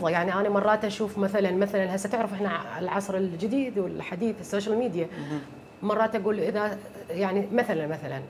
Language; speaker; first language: Arabic; native; Arabic